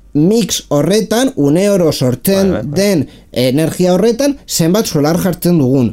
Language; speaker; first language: Basque; non-native, local second language; Spanish